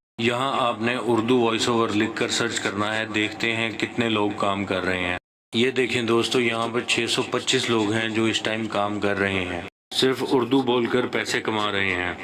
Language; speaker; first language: Urdu; native; Urdu